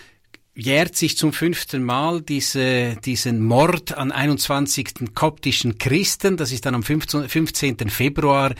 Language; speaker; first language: German; native; German